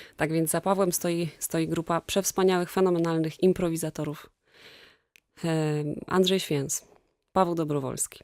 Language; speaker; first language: Polish; native; Polish